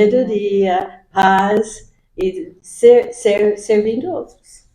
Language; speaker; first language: Portuguese; non-native, fluent; English